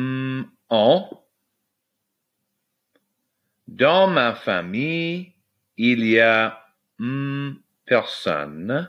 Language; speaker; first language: French; non-native, fluent; English